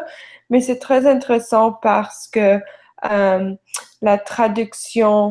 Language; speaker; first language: French; non-native, learner; English